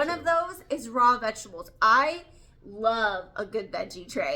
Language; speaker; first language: English; native; English